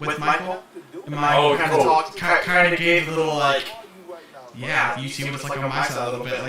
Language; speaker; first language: English; native; English